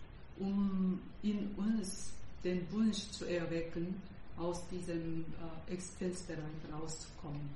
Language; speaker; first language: German; non-native, learner; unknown